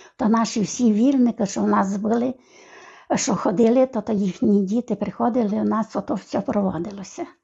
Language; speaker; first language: Ukrainian; native; Ukrainian